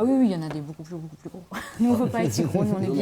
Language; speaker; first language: French; native; French